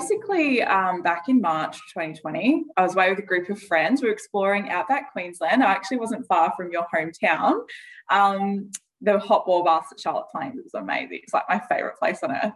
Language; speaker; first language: English; native; English